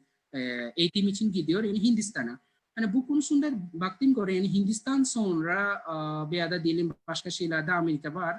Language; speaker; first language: Turkish; non-native, fluent; Bangla